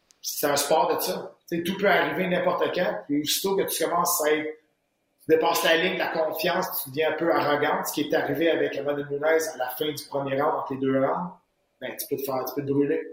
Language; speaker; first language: French; native; French